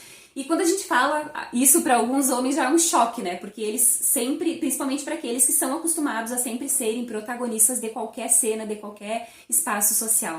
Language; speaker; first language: Portuguese; native; Portuguese